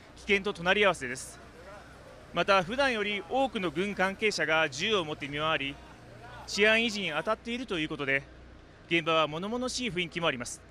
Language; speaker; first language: Japanese; native; Japanese